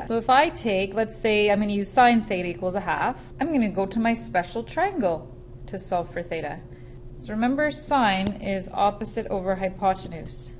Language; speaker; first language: English; native; English